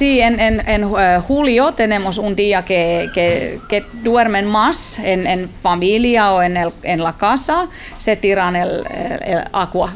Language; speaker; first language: Spanish; non-native, learner; Finnish